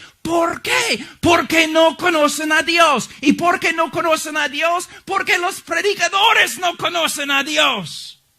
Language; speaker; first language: Spanish; non-native, fluent; English